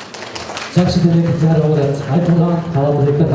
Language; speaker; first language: Kyrgyz; native; Kyrgyz